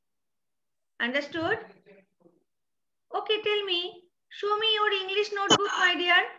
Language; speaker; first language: English; non-native, learner; Bangla